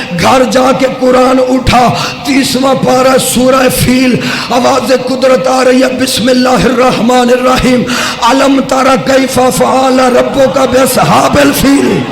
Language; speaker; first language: Urdu; native; Urdu